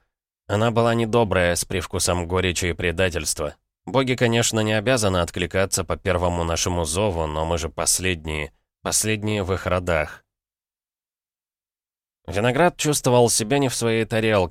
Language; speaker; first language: Russian; native; Russian